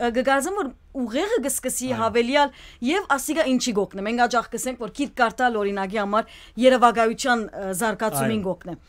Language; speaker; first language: Armenian; early bilingual, heritage; Armenian